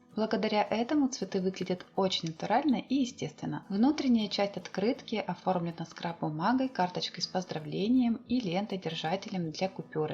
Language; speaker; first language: Russian; native; Russian